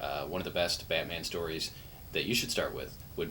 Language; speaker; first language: English; native; English